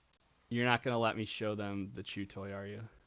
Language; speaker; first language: English; native; English